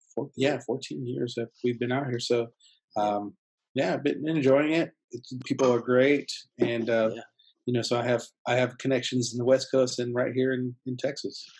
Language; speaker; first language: English; early bilingual, other home language; Spanish